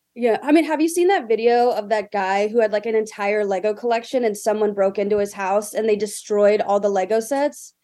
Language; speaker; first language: English; native; English